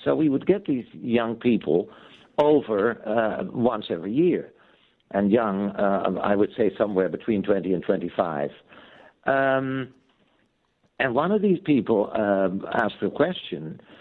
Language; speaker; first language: English; non-native, fluent; Dutch